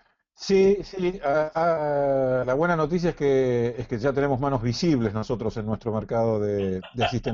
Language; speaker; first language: Spanish; native; Spanish